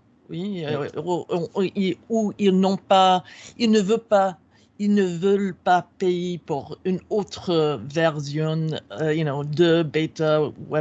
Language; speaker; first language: French; non-native, fluent; English